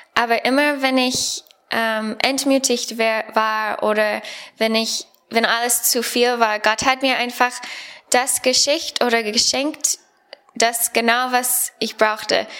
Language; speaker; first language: German; non-native, learner; English